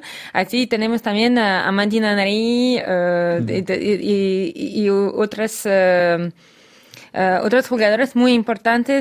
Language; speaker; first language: Spanish; non-native, learner; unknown